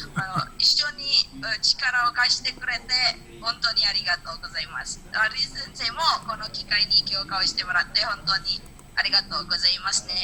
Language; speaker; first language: Japanese; non-native, learner; Indonesian